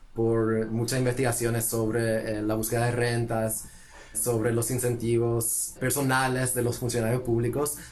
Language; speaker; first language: Spanish; early bilingual, heritage; Spanish